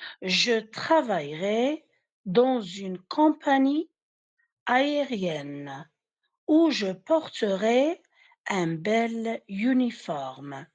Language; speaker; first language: French; non-native, fluent; Arabic